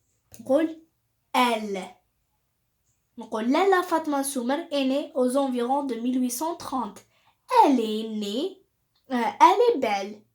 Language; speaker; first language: French; non-native, local second language; Arabic